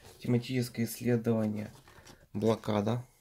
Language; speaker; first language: Russian; native; Russian